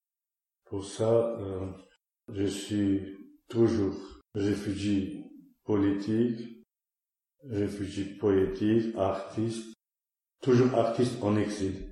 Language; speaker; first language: French; non-native, learner; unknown